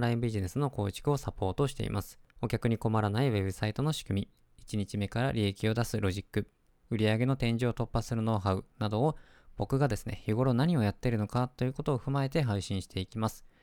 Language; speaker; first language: Japanese; native; Japanese